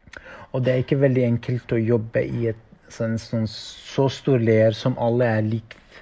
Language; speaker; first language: Norwegian; non-native, fluent; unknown